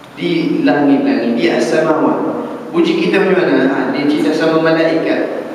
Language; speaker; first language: Malay; non-native, fluent; Arabic